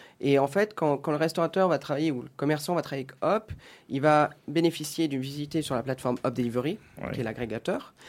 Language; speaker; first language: French; native; French